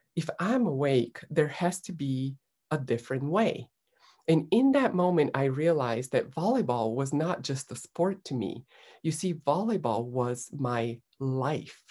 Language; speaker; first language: English; non-native, fluent; Bulgarian